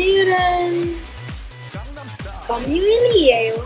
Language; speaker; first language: Korean; non-native, learner; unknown